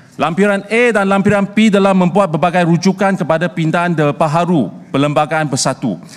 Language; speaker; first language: Malay; non-native, local second language; Chinese